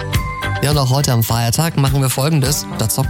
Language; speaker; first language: German; native; German